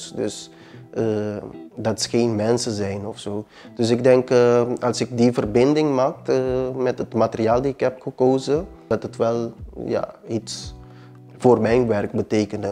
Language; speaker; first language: Dutch; early bilingual, other home language; Papiamento